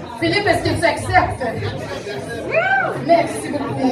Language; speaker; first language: French; native; French